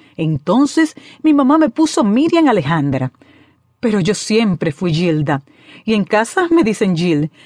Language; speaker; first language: Spanish; native; Spanish